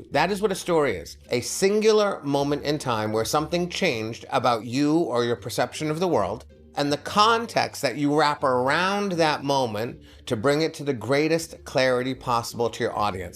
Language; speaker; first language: English; native; English